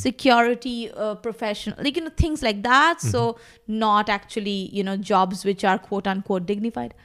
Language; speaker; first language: English; non-native, local second language; Bangla